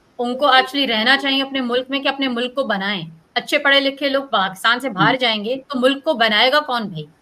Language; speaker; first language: Urdu; native; Urdu